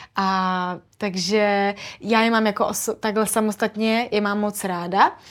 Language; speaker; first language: Czech; native; Czech